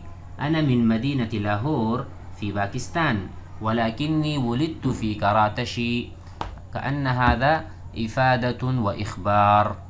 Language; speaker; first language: Arabic; non-native, fluent; Urdu